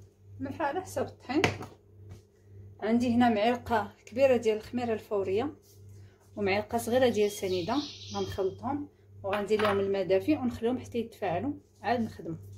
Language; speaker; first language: Arabic; native; Arabic